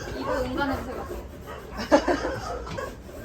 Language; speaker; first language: Korean; native; Korean